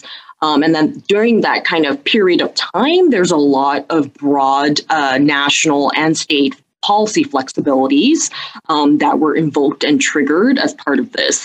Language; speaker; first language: English; early bilingual, other home language; Cantonese